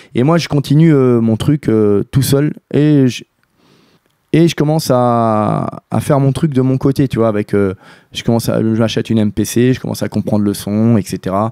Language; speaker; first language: French; native; French